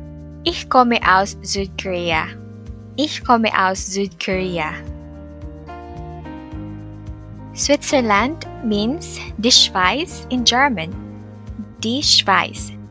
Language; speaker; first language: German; non-native, fluent; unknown